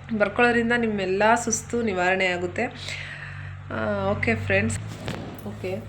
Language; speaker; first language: Kannada; native; Kannada